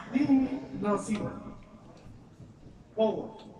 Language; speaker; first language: Russian; non-native, learner; Tajik